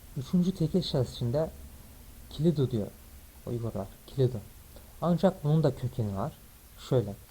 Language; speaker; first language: Turkish; native; Turkish